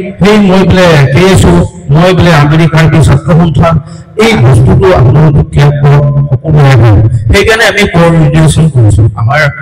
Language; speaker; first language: Assamese; non-native, local second language; Karbi